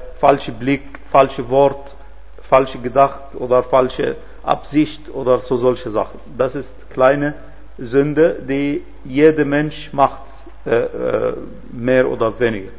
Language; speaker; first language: German; non-native, fluent; Arabic